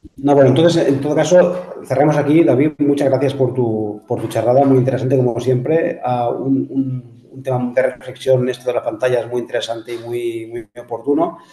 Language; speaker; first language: Spanish; non-native, local second language; Catalan